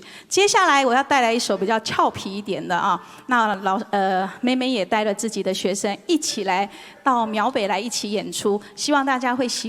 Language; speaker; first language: Chinese; native; Chinese